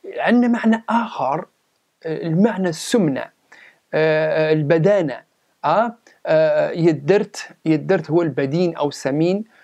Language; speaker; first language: Arabic; native; Arabic